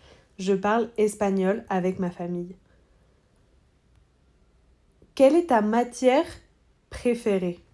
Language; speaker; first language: French; non-native, fluent; Spanish